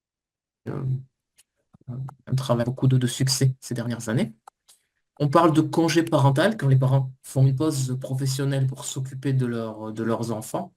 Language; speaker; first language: French; native; French